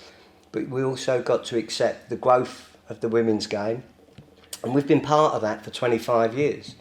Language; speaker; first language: English; native; English